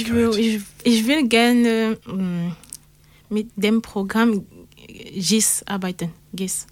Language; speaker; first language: German; non-native, learner; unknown